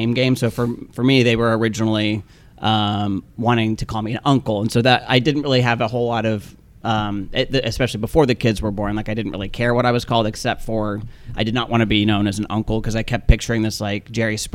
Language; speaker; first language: English; native; English